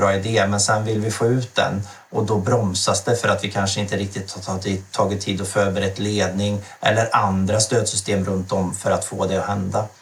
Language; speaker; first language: Swedish; native; Swedish